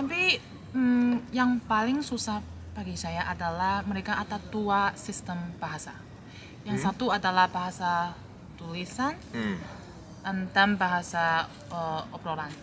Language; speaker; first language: Indonesian; non-native, fluent; Chinese